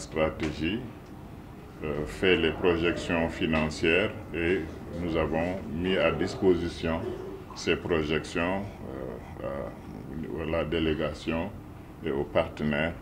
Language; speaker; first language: French; non-native, local second language; Wolof